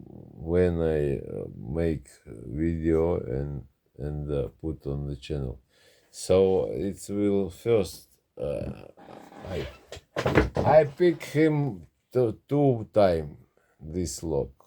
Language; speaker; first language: English; non-native, learner; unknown